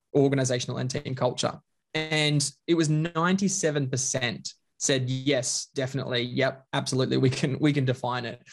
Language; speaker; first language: English; native; English